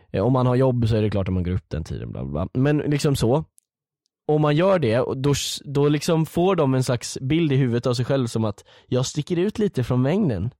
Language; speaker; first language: Swedish; native; Swedish